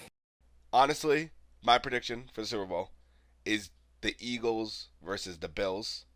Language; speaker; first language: English; native; English